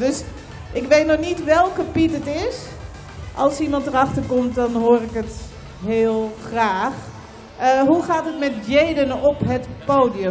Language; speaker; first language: Dutch; native; Dutch